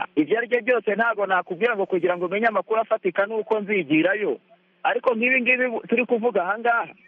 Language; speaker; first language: Kinyarwanda; early bilingual, heritage; Kinyarwanda